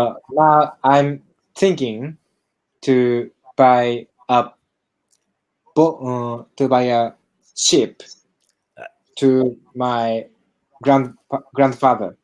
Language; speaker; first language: English; non-native, learner; Japanese